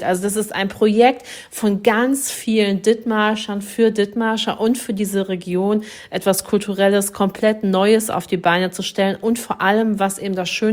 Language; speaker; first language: German; native; German